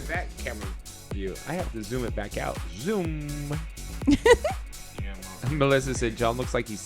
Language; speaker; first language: English; native; English